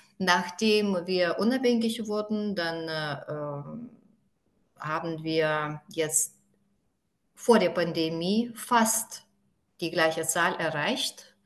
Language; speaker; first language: German; non-native, fluent; Lithuanian